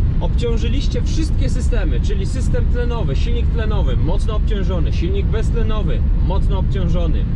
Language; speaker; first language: Polish; native; Polish